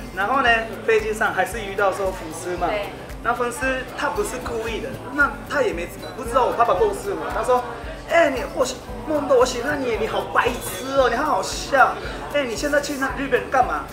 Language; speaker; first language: Chinese; non-native, fluent; Japanese